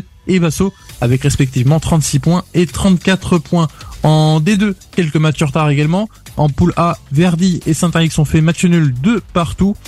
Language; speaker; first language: French; native; French